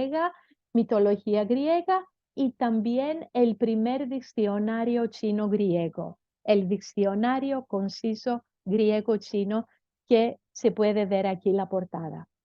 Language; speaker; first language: Spanish; non-native, fluent; Greek